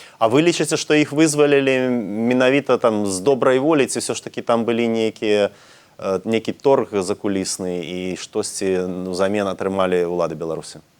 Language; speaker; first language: Belarusian; native; Belarusian